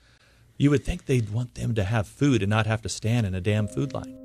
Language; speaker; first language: English; native; English